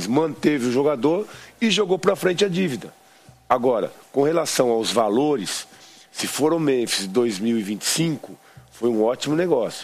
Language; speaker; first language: Portuguese; native; Portuguese